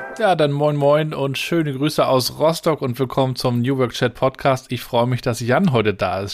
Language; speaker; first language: German; native; German